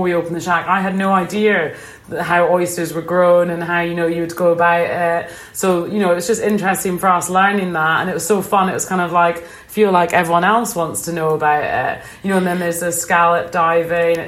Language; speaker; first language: English; native; English